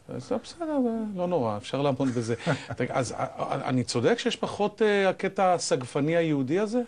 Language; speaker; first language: Hebrew; native; Hebrew